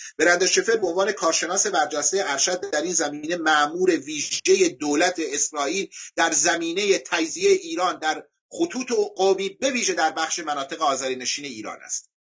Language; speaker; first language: Persian; non-native, local second language; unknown